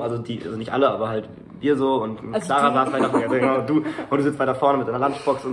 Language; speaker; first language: German; native; German